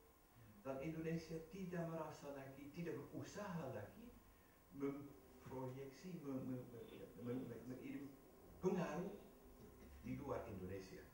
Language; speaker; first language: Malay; non-native, fluent; Dutch